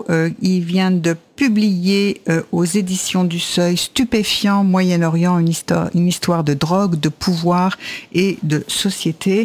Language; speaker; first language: French; native; French